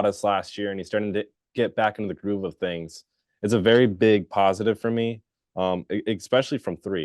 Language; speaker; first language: English; native; English